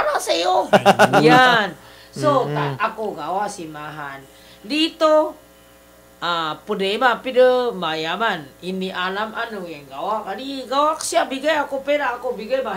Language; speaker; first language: Filipino; non-native, learner; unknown